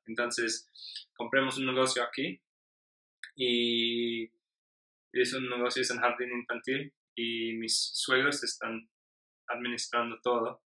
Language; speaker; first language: Spanish; non-native, learner; English